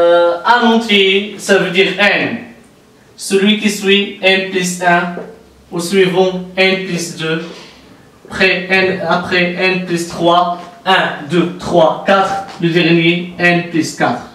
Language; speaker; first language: French; non-native, local second language; Arabic